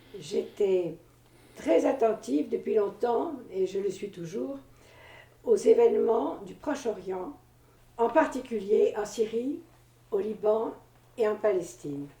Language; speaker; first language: French; native; French